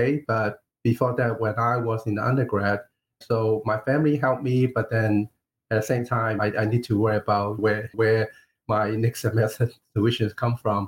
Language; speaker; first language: English; non-native, local second language; Cantonese